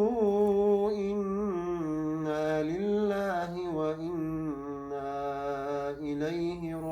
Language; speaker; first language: Arabic; native; Arabic